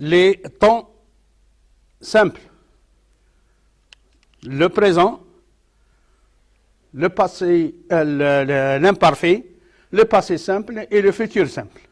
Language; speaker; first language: French; non-native, local second language; Arabic